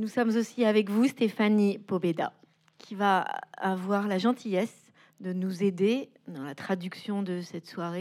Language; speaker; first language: French; native; French